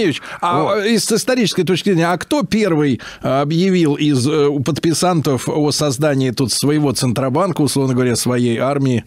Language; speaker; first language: Russian; native; Russian